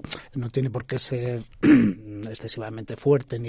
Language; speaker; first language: Spanish; native; Spanish